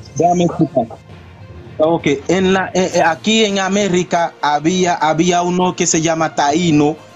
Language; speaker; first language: Spanish; non-native, fluent; Haitian Creole